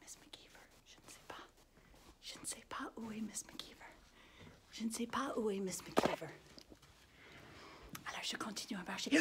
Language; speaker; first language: French; non-native, fluent; English